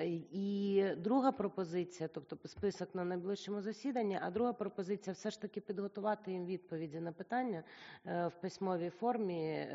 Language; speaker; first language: Ukrainian; native; Ukrainian